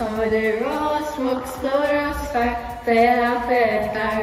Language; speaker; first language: Irish; non-native, learner; English